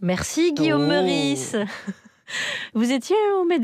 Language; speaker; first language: French; native; French